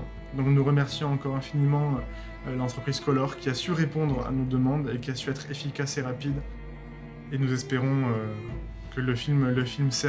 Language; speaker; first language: French; native; French